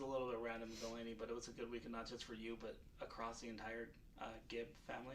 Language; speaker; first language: English; native; English